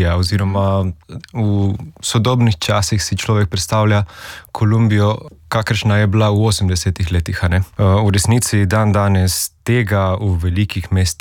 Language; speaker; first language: Slovenian; non-native, fluent; Spanish